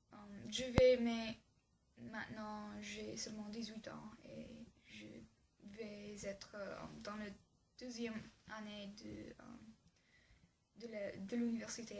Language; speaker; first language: French; non-native, learner; English